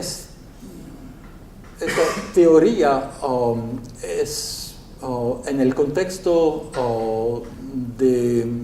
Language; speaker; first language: Spanish; non-native, learner; French